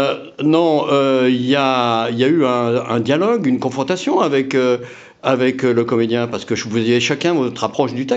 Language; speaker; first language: French; native; French